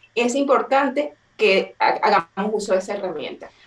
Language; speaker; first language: Spanish; native; Spanish